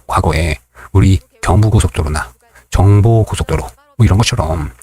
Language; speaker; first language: Korean; native; Korean